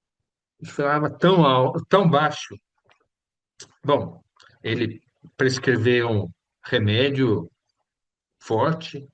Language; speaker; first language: Portuguese; non-native, fluent; Swedish